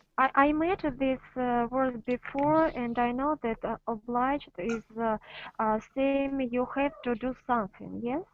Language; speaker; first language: English; non-native, learner; Russian